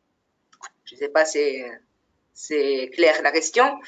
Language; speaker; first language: French; non-native, fluent; Italian